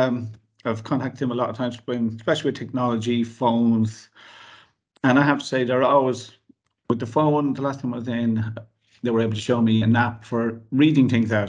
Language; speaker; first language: English; native; English